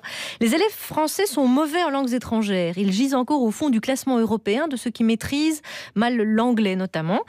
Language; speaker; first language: French; native; French